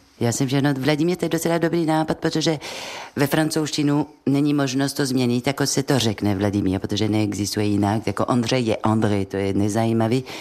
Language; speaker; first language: Czech; non-native, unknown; French